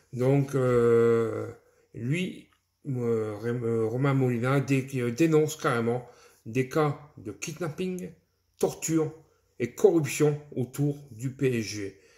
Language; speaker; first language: French; native; French